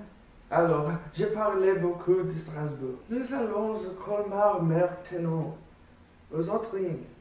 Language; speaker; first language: French; non-native, learner; English